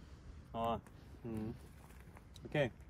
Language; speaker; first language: English; non-native, learner; Lithuanian